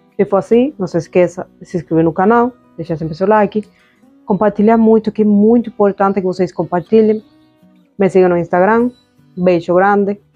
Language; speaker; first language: Portuguese; non-native, fluent; Spanish